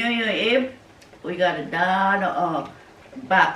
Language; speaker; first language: English; non-native, learner; Japanese